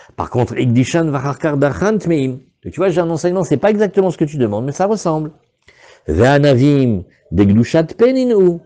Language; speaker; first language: French; native; French